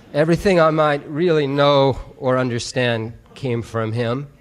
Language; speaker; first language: English; native; English